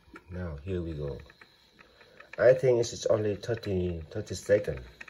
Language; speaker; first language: English; non-native, learner; Vietnamese